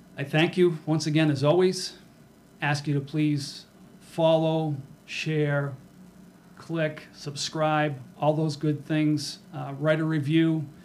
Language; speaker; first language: English; native; English